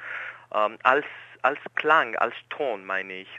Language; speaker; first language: German; non-native, fluent; Greek